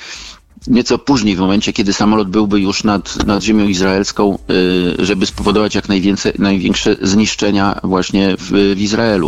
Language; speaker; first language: Polish; native; Polish